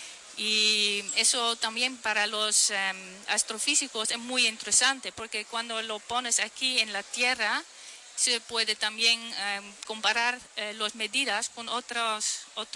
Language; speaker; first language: Spanish; non-native, fluent; Dutch